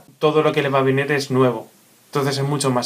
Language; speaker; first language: Spanish; native; Spanish